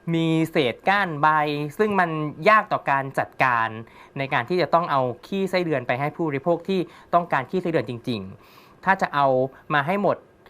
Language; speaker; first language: Thai; native; Thai